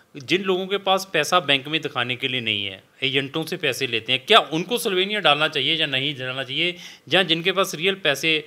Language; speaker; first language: Hindi; non-native, local second language; Punjabi